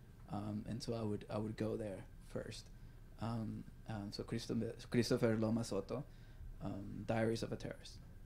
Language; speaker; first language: English; early bilingual, other home language; Spanish